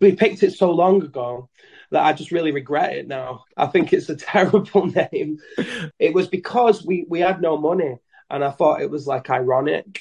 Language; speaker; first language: English; native; English